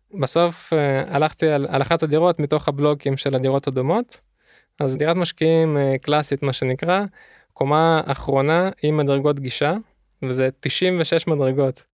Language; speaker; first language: Hebrew; early bilingual, other home language; Russian